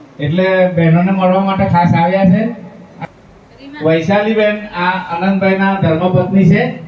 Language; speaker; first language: Gujarati; native; Gujarati